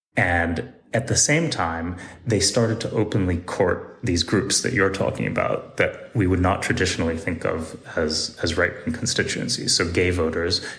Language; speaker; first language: English; native; English